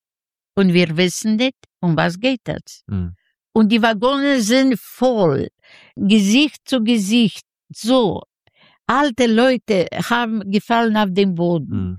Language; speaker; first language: German; non-native, learner; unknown